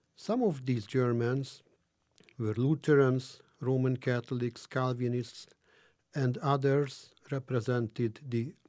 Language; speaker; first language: English; non-native, fluent; Hungarian